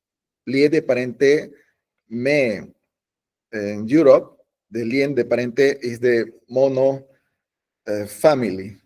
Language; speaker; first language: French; non-native, learner; Spanish